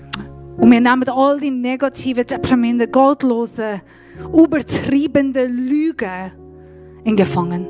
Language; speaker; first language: German; non-native, fluent; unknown